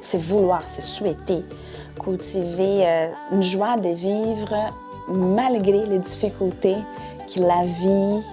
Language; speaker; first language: French; non-native, fluent; Portuguese